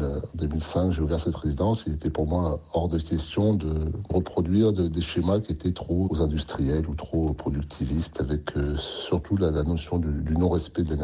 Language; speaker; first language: French; native; French